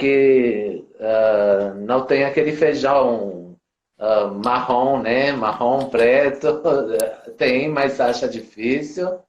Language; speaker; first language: Portuguese; non-native, fluent; Romanian